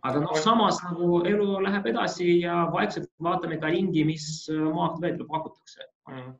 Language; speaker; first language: Estonian; non-native, local second language; Russian